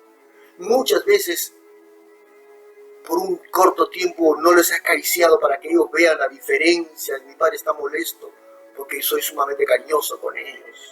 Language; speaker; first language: Spanish; native; Spanish